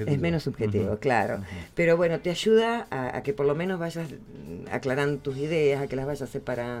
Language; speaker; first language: Spanish; native; Spanish